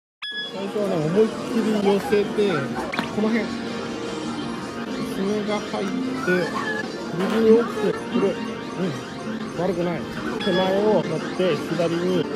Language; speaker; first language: Japanese; native; Japanese